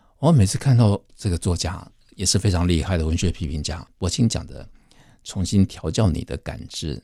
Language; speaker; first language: Chinese; native; Chinese